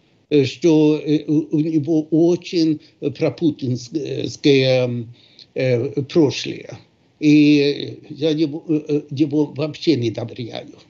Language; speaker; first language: Russian; non-native, fluent; Swedish